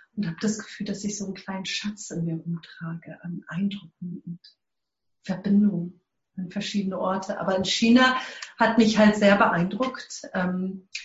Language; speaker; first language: German; non-native, fluent; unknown